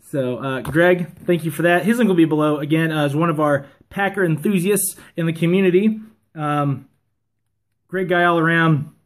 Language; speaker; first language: English; native; English